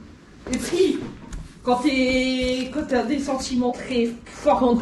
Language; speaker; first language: French; native; French